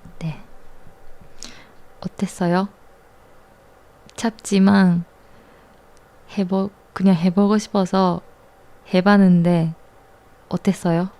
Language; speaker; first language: Korean; non-native, learner; Japanese